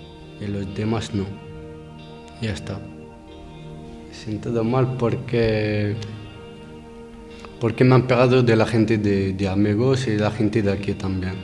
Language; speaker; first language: Spanish; non-native, learner; Arabic